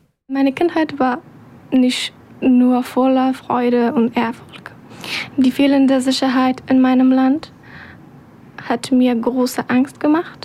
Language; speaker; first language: German; non-native, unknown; Persian